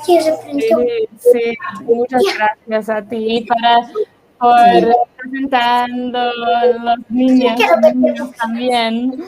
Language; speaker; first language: Spanish; non-native, learner; English